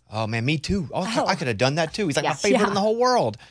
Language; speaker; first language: English; native; English